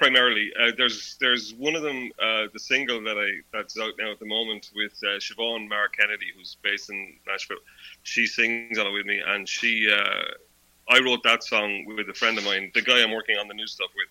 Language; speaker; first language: English; native; English